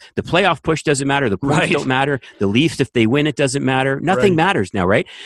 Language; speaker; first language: English; native; English